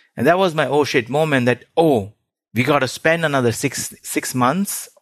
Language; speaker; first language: English; non-native, local second language; Hindi